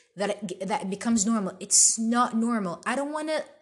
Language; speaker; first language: English; early bilingual, other home language; Arabic